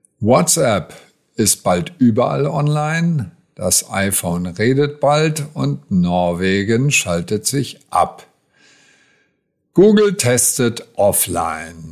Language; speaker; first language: German; native; German